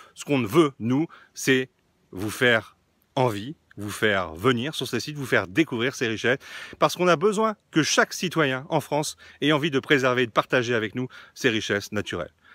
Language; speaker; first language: French; native; French